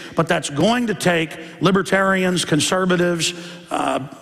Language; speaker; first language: English; native; English